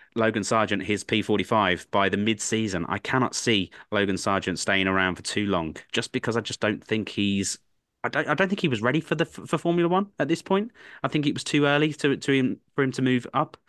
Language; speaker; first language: English; native; English